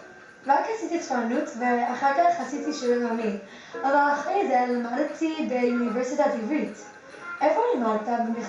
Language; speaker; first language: Hebrew; non-native, learner; English